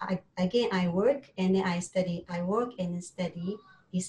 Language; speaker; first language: English; non-native, learner; Japanese